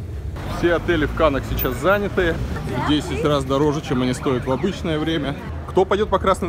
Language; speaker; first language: Russian; native; Russian